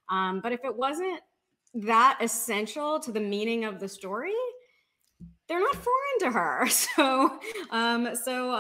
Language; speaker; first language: English; native; English